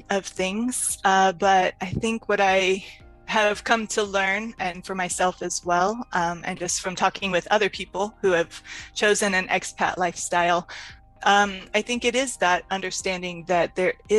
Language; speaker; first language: English; native; English